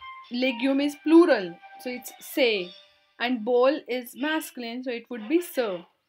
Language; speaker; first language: English; non-native, local second language; Hindi